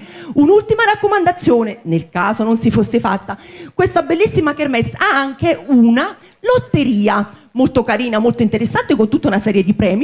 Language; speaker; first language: Italian; native; Italian